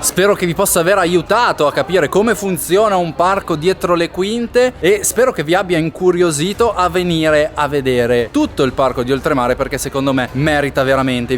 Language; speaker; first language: Italian; native; Italian